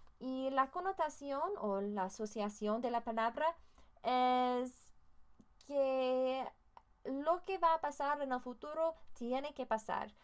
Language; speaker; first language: Spanish; non-native, learner; English